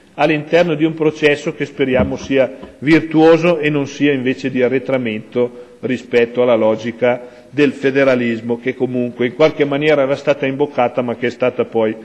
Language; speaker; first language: Italian; native; Italian